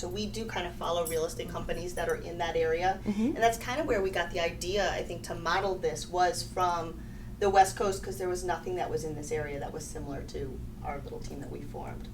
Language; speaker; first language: English; native; English